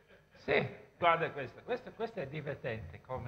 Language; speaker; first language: Italian; non-native, fluent; English